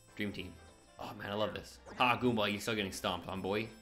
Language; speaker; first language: English; native; English